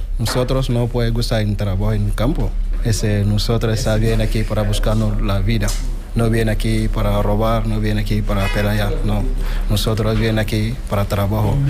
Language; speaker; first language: Spanish; non-native, learner; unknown